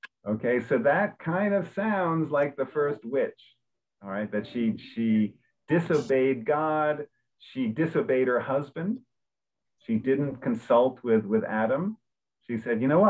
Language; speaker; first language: English; native; English